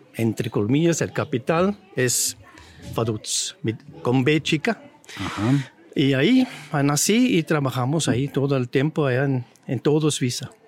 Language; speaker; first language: Spanish; non-native, fluent; Swiss German